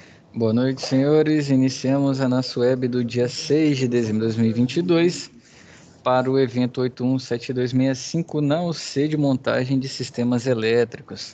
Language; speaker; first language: Portuguese; native; Portuguese